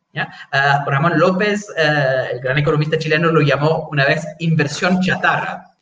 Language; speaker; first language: Spanish; non-native, fluent; English